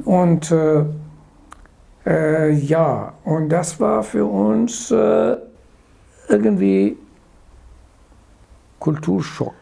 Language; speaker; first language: German; non-native, fluent; Persian